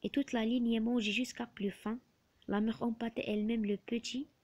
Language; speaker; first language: French; non-native, local second language; Arabic